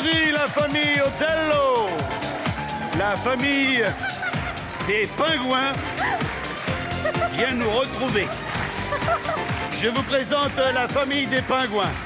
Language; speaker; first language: French; native; French